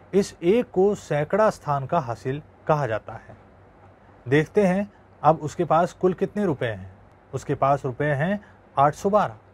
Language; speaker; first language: Hindi; non-native, local second language; Marathi